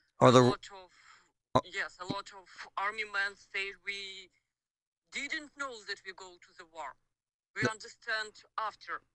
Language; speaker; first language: English; non-native, learner; Ukrainian